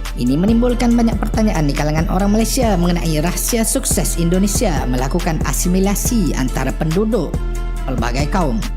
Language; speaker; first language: Malay; native; Malay